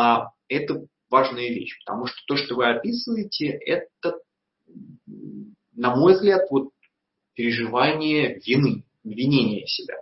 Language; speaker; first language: Russian; native; Russian